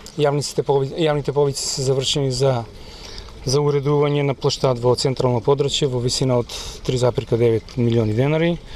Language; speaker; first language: Macedonian; native; Macedonian